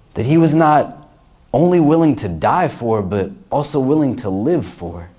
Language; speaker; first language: English; native; English